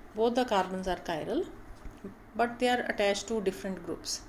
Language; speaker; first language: English; non-native, local second language; Punjabi